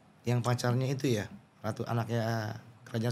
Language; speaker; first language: Indonesian; native; Indonesian